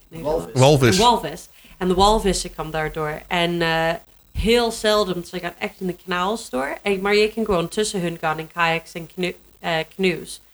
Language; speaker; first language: Dutch; non-native, fluent; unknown